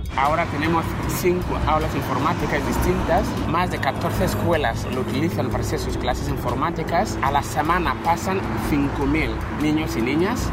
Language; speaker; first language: Spanish; non-native, fluent; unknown